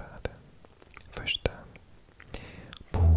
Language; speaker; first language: Swedish; non-native, learner; English